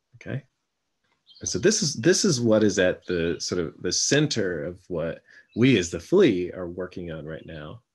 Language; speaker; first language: English; native; English